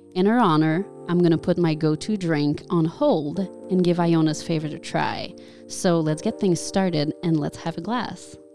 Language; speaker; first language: English; non-native, fluent; French